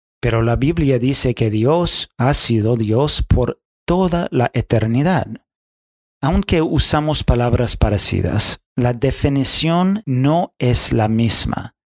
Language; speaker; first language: Spanish; non-native, fluent; English